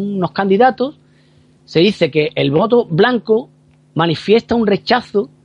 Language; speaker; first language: Spanish; native; Spanish